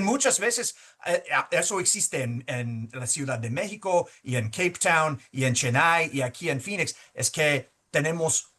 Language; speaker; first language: Spanish; early bilingual, heritage; Spanish